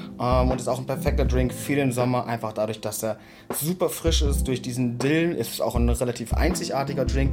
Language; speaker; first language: German; native; German